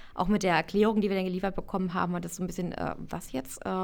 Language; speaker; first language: German; native; German